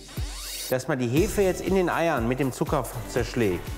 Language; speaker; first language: German; native; German